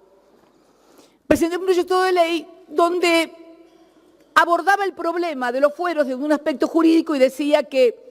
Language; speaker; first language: Spanish; native; Spanish